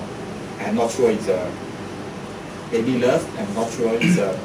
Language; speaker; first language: English; non-native, learner; Thai